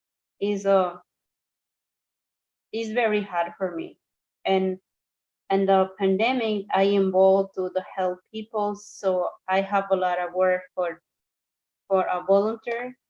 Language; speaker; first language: English; non-native, learner; Spanish